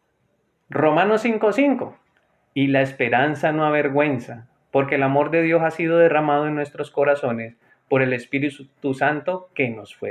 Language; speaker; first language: Spanish; native; Spanish